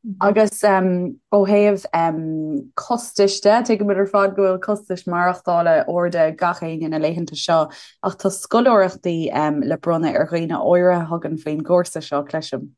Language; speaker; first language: Irish; native; Irish